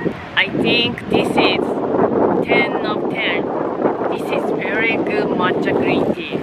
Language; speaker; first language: English; non-native, fluent; Japanese